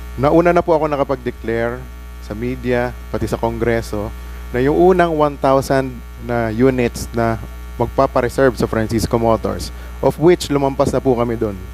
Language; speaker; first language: Filipino; native; Filipino